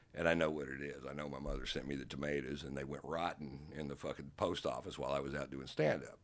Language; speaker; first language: English; native; English